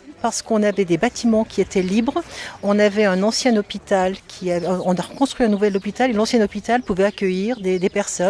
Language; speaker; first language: French; native; French